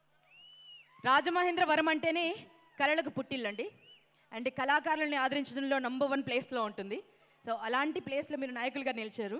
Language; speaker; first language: Telugu; native; Telugu